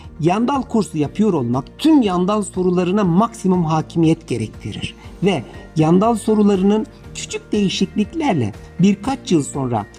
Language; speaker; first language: Turkish; native; Turkish